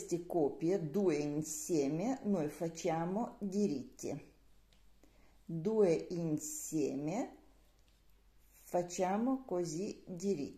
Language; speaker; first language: Italian; non-native, learner; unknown